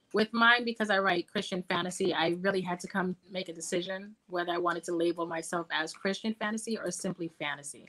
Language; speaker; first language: English; native; English